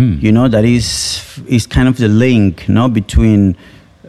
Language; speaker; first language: English; non-native, fluent; Spanish